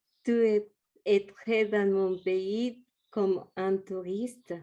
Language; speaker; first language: French; non-native, learner; Spanish